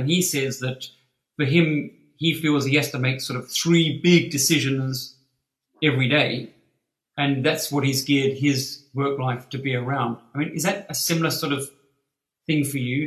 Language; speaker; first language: English; native; English